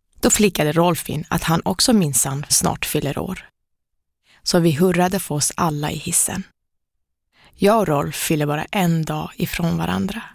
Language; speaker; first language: Swedish; early bilingual, other home language; Persian